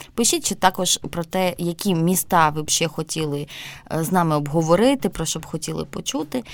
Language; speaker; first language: Ukrainian; native; Ukrainian